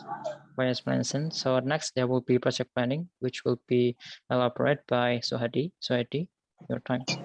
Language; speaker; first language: English; non-native, learner; Indonesian